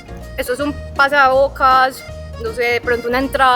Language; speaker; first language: Spanish; native; Spanish